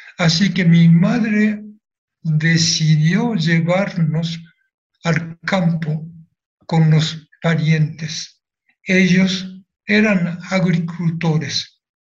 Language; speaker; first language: Spanish; non-native, fluent; Japanese